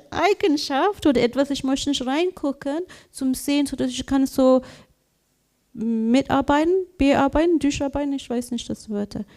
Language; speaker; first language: German; non-native, learner; English